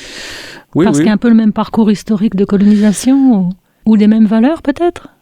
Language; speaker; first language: French; native; French